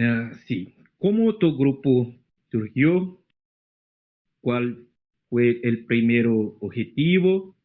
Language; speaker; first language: Spanish; non-native, fluent; Portuguese